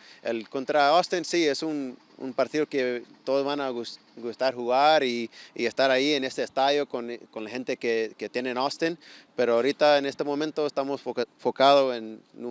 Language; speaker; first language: Spanish; early bilingual, heritage; Spanish